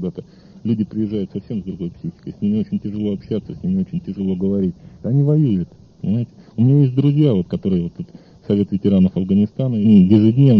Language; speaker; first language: Russian; native; Russian